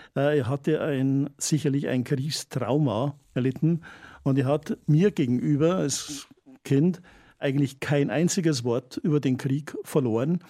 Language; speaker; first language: German; native; German